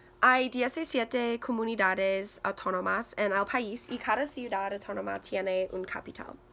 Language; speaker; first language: Spanish; non-native, learner; English